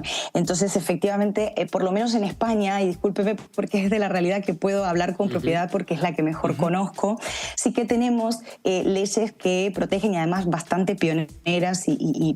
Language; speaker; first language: Spanish; native; Spanish